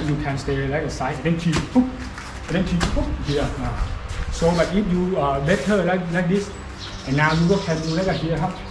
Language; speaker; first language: English; non-native, learner; Thai